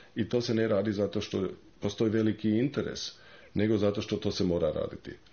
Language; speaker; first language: Croatian; non-native, fluent; German